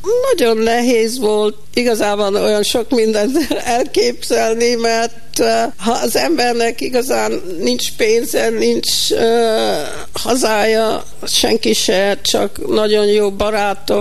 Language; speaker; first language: Hungarian; early bilingual, heritage; Hungarian